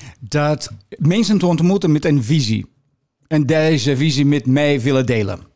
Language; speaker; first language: Dutch; non-native, fluent; Portuguese